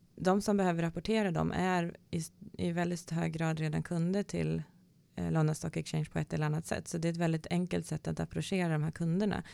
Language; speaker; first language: Swedish; native; Swedish